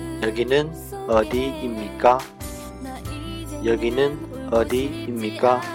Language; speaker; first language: Korean; non-native, fluent; Chinese